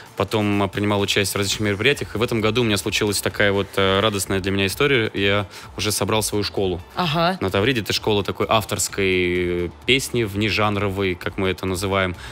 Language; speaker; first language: Russian; native; Russian